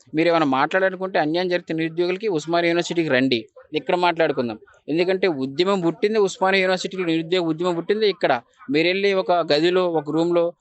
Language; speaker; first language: Telugu; native; Telugu